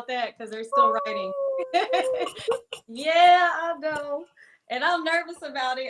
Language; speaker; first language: English; native; English